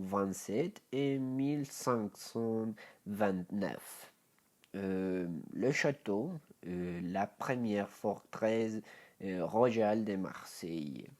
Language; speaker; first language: French; non-native, learner; Spanish